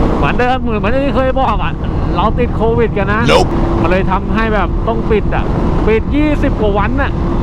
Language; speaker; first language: Thai; native; Thai